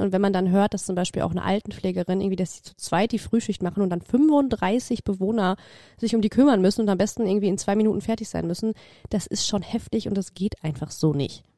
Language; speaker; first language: German; native; German